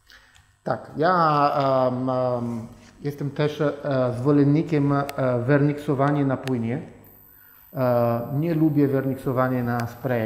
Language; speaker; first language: Polish; non-native, fluent; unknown